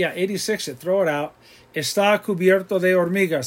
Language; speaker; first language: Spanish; non-native, fluent; English